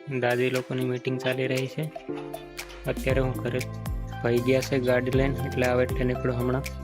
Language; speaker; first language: Gujarati; non-native, local second language; Rathawi